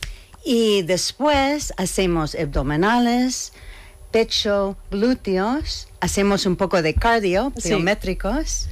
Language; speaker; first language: Spanish; non-native, fluent; English